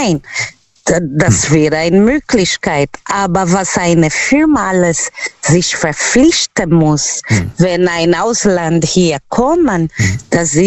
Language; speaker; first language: German; non-native, learner; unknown